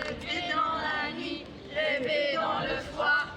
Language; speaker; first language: French; native; French